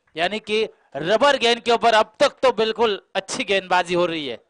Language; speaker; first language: Hindi; non-native, local second language; Marathi